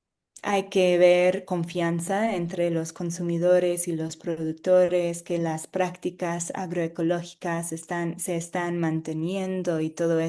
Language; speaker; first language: Spanish; non-native, fluent; English